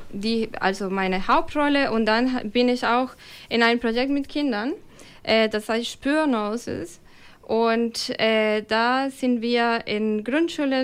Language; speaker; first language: German; non-native, fluent; Spanish